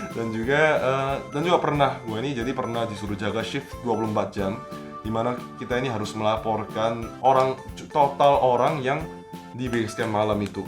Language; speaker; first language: Indonesian; early bilingual, other home language; Korean